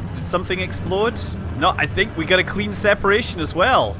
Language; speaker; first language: English; native; English